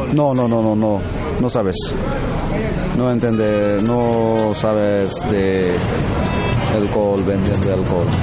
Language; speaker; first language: Spanish; non-native, learner; Bangla